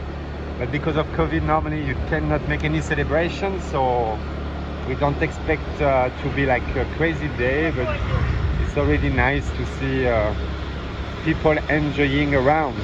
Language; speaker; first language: English; non-native, fluent; French